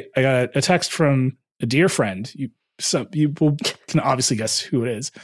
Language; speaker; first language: English; early bilingual, other home language; Hindi